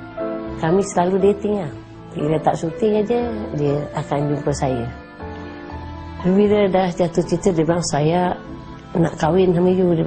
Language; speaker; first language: Malay; native; Malay